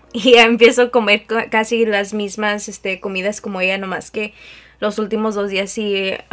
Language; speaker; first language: Spanish; early bilingual, heritage; Spanish